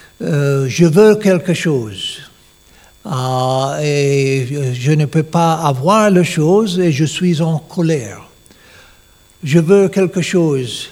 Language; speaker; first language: French; non-native, learner; English